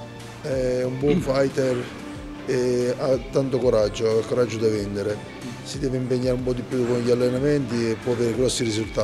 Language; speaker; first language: Italian; native; Italian